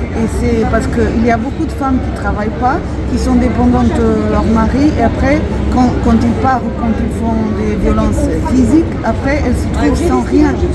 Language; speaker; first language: French; non-native, fluent; Portuguese